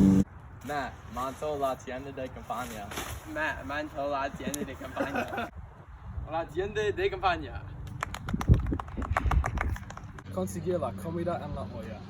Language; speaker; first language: Spanish; non-native, learner; English